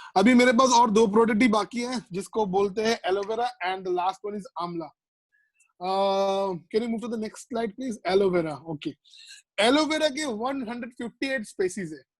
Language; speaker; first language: Hindi; non-native, local second language; Bangla